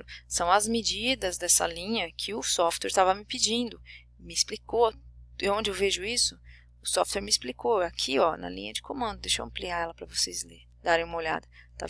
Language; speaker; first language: Portuguese; native; Portuguese